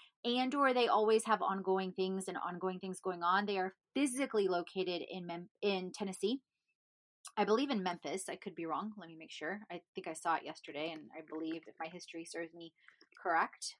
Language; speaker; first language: English; early bilingual, other home language; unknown